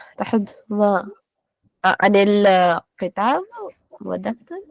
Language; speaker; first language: Arabic; non-native, learner; Hindi